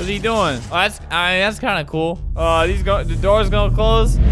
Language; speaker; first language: English; native; English